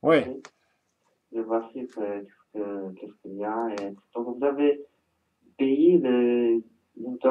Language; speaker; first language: French; non-native, learner; Chinese